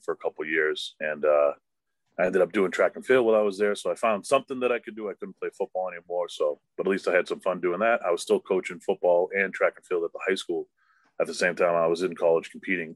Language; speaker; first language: English; native; English